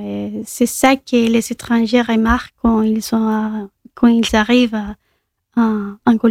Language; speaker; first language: French; non-native, fluent; Spanish